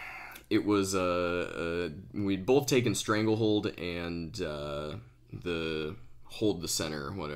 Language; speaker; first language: English; native; English